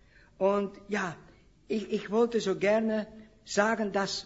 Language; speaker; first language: German; non-native, fluent; Dutch